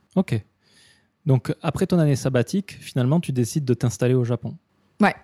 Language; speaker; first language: French; native; French